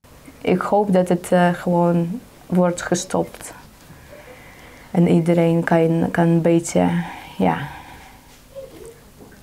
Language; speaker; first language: Dutch; non-native, fluent; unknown